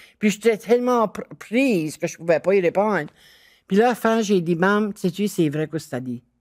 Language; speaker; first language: French; native; French